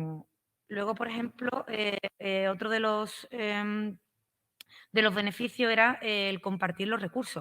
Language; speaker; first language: Spanish; native; Spanish